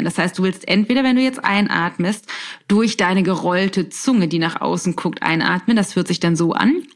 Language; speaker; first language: German; native; German